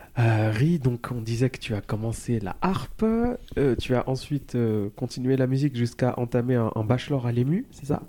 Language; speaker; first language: French; native; French